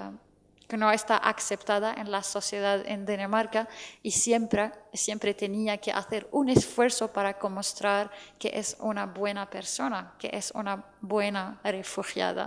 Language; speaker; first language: Spanish; non-native, fluent; Arabic